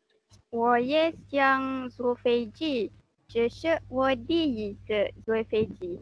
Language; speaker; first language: Chinese; non-native, learner; Malay